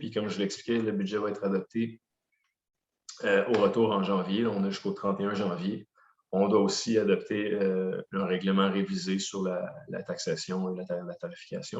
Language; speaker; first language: French; native; French